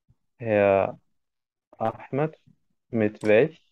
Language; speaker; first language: German; non-native, fluent; Arabic